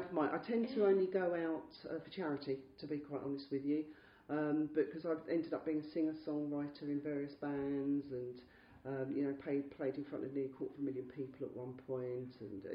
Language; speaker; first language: English; native; English